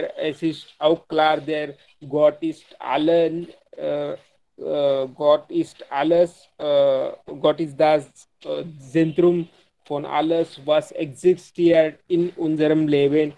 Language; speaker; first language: German; non-native, learner; Hindi